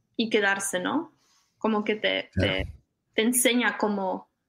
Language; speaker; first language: Spanish; non-native, fluent; Czech